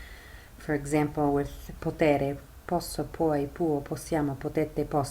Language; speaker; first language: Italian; non-native, fluent; English